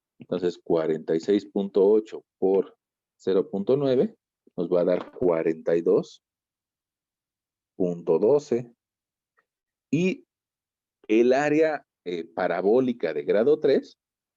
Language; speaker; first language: Spanish; native; Spanish